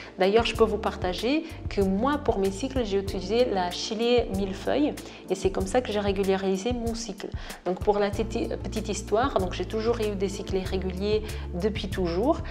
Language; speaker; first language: French; non-native, fluent; Portuguese